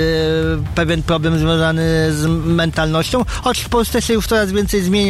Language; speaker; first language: Polish; native; Polish